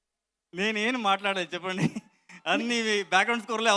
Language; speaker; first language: Telugu; non-native, learner; Kannada